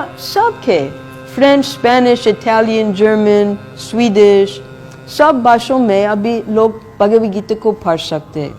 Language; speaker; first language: Hindi; non-native, fluent; English